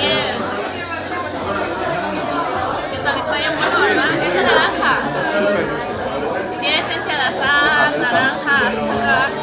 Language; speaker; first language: Spanish; native; Spanish